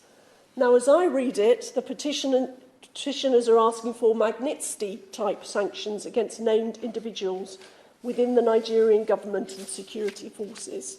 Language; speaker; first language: English; native; English